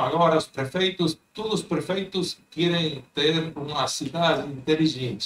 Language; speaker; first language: Portuguese; non-native, fluent; Spanish